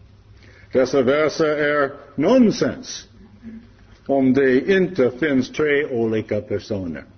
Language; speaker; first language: Swedish; non-native, learner; English